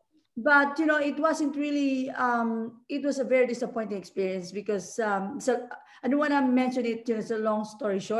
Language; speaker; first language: English; non-native, local second language; Filipino